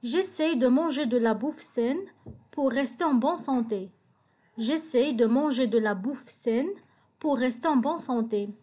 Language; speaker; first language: French; non-native, local second language; Arabic